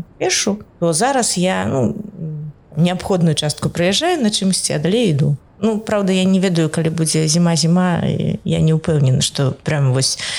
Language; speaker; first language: Belarusian; non-native, local second language; Russian